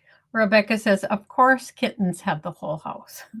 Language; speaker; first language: English; native; English